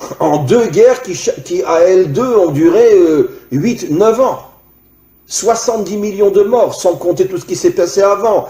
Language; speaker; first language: French; native; French